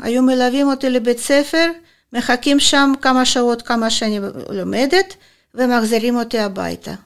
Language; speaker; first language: Hebrew; non-native, fluent; Russian